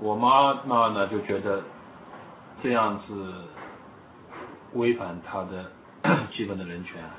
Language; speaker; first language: Chinese; native; Chinese